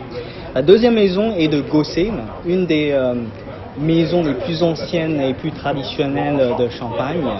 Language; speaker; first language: French; non-native, fluent; Cantonese